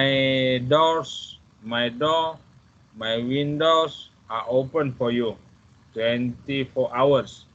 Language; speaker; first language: English; non-native, fluent; Malay